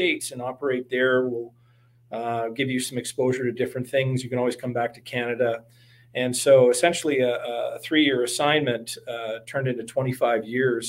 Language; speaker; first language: English; native; English